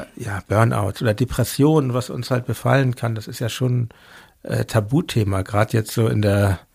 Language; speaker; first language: German; native; German